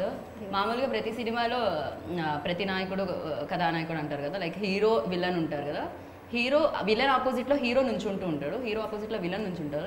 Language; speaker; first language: Telugu; native; Telugu